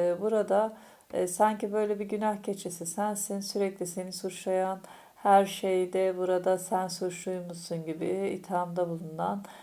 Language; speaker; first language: Turkish; native; Turkish